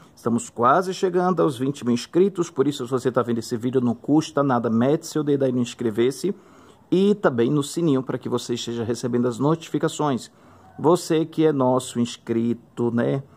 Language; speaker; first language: Portuguese; native; Portuguese